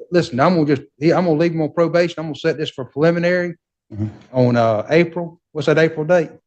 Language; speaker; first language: English; native; English